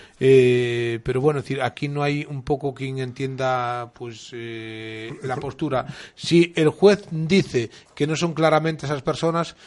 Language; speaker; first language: Spanish; native; Spanish